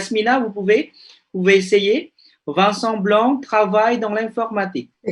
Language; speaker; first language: French; non-native, fluent; Indonesian